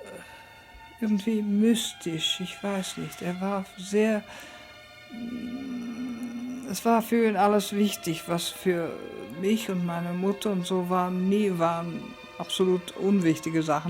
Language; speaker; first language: German; early bilingual, heritage; German